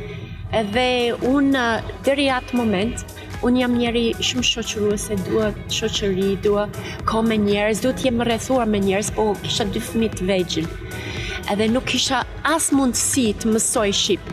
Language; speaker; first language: Albanian; non-native, learner; English